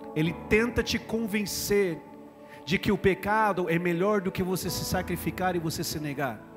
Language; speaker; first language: Portuguese; non-native, fluent; English